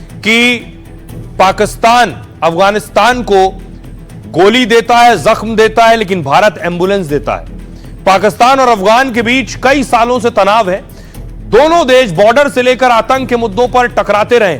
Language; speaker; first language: Hindi; native; Hindi